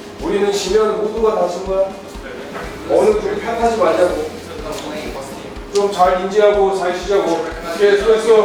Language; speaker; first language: Korean; native; Korean